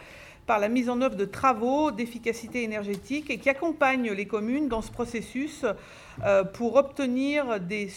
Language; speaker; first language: French; native; French